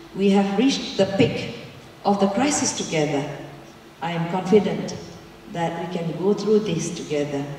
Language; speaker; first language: English; non-native, local second language; Malay